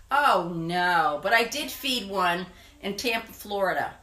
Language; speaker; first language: English; native; English